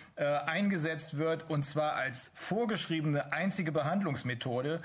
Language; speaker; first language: German; native; German